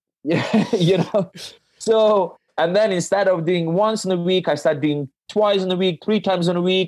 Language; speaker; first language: English; non-native, fluent; Ukrainian